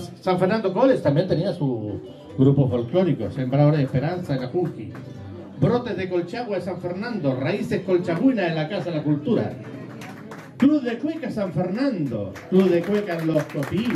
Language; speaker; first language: Spanish; native; Spanish